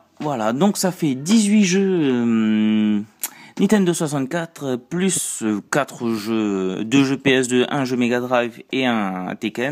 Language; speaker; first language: French; native; French